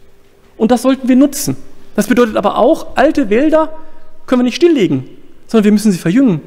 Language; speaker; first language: German; native; German